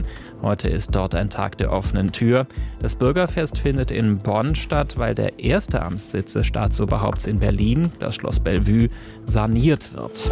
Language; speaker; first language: German; native; German